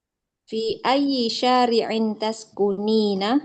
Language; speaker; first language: Arabic; non-native, learner; Indonesian